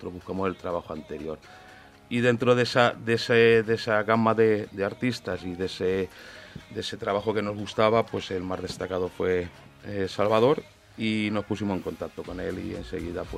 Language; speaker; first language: Spanish; native; Spanish